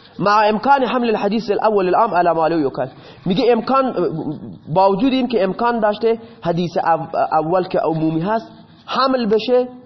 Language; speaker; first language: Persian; non-native, local second language; Baluchi